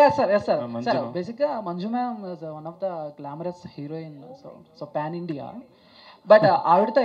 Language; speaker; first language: Telugu; native; Telugu